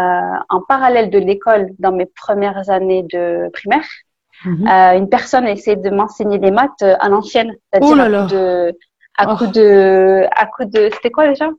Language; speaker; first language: French; native; French